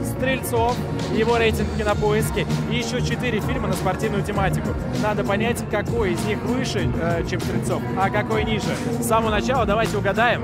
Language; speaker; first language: Russian; native; Russian